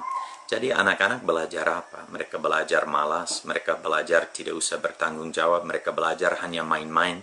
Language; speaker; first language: Indonesian; non-native, fluent; English